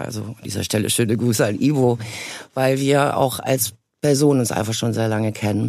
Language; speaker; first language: German; native; German